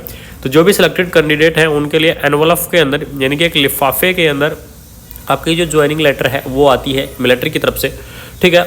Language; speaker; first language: Hindi; native; Hindi